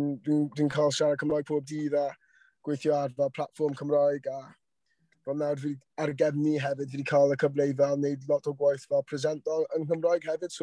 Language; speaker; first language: Welsh; non-native, local second language; English